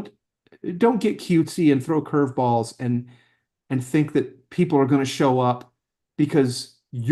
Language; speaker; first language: English; native; English